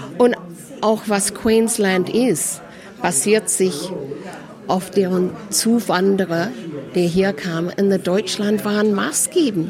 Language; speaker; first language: German; early bilingual, heritage; German